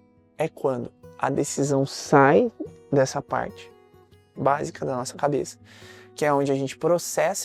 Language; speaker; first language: Portuguese; native; Portuguese